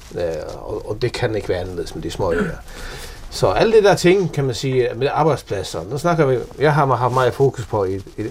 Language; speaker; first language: Danish; non-native, local second language; Faroese